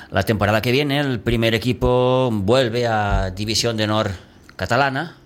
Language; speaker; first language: Spanish; non-native, local second language; Catalan